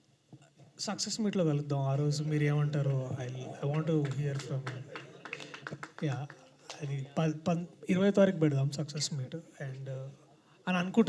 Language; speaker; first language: Telugu; native; Telugu